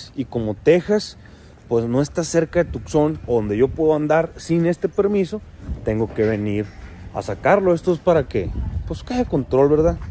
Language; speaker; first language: Spanish; native; Spanish